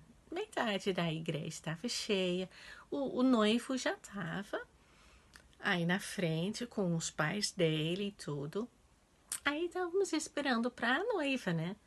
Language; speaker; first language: Portuguese; non-native, fluent; Dutch